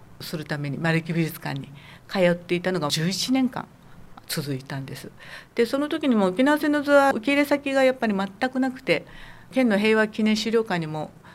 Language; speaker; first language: Japanese; native; Japanese